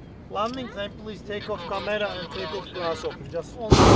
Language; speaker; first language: English; non-native, learner; Turkish